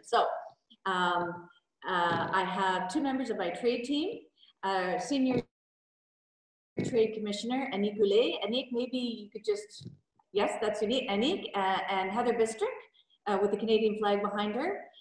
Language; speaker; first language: English; native; English